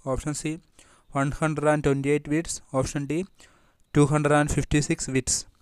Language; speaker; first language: English; non-native, local second language; Malayalam